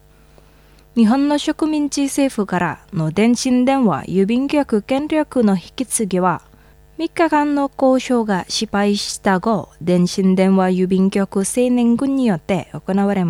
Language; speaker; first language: Japanese; non-native, fluent; Indonesian